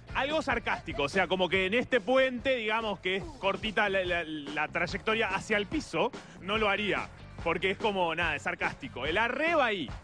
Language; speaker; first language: Spanish; native; Spanish